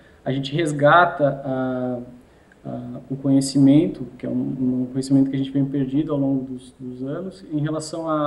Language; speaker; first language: Portuguese; native; Portuguese